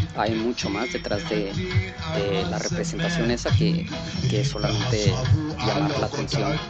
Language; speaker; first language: Spanish; early bilingual, heritage; Spanish